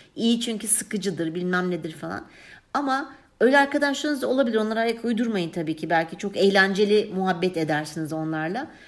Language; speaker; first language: Turkish; early bilingual, heritage; Turkish